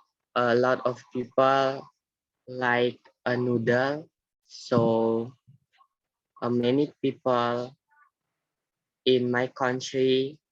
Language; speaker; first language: English; non-native, learner; Indonesian